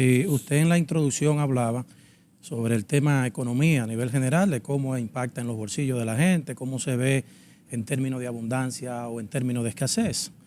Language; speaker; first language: Spanish; native; Spanish